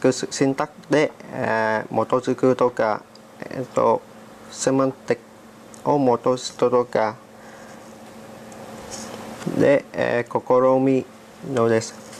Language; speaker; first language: Japanese; non-native, learner; Vietnamese